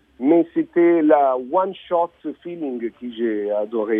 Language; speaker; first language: French; non-native, learner; Italian